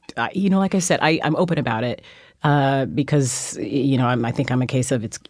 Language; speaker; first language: English; native; English